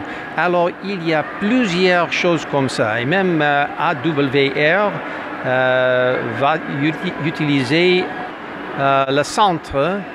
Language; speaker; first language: French; non-native, fluent; English